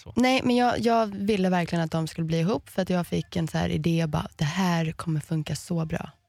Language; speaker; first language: Swedish; early bilingual, heritage; Swedish